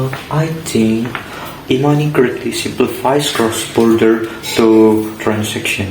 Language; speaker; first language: English; non-native, learner; Indonesian